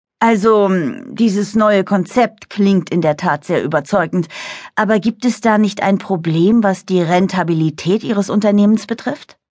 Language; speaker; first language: German; native; German